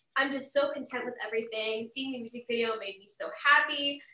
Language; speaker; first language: English; native; English